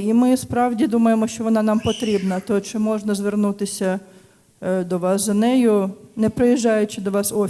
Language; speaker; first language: Ukrainian; native; Ukrainian